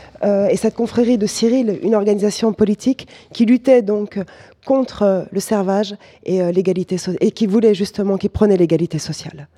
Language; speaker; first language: French; native; French